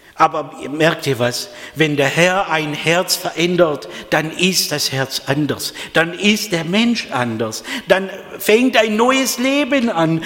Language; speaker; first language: German; non-native, fluent; Russian